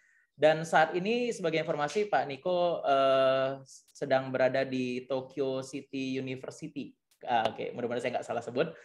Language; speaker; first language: Indonesian; native; Indonesian